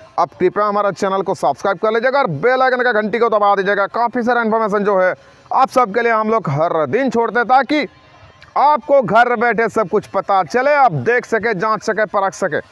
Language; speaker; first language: Hindi; non-native, local second language; Bangla